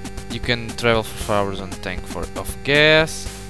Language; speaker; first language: English; non-native, learner; Portuguese